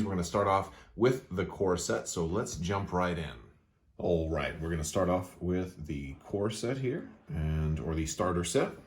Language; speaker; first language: English; native; English